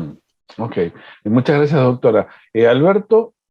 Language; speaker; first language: Spanish; native; Spanish